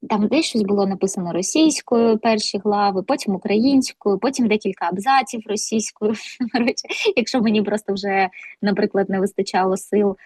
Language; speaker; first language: Ukrainian; non-native, local second language; Russian